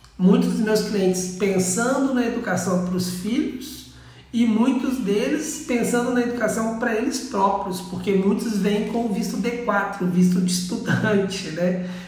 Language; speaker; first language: Portuguese; native; Portuguese